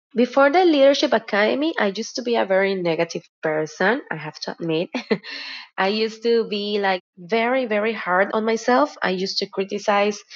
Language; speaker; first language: English; non-native, fluent; Spanish